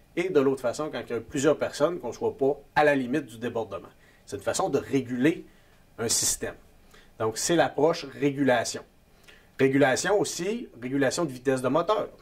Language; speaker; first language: French; native; French